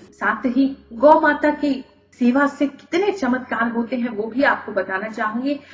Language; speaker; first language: Hindi; native; Hindi